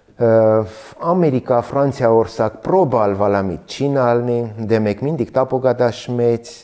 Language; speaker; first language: Hungarian; non-native, learner; Armenian